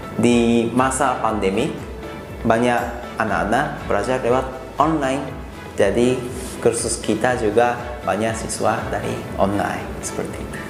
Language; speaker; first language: Indonesian; non-native, fluent; Japanese